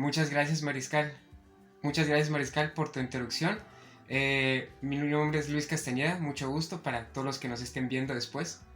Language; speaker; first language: Spanish; native; Spanish